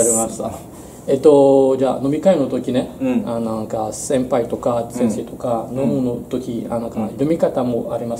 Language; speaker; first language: Japanese; non-native, learner; French